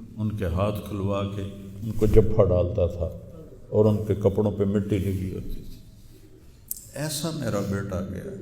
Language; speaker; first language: Urdu; non-native, local second language; Punjabi